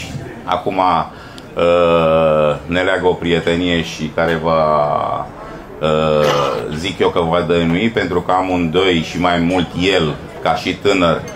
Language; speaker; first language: Romanian; native; Romanian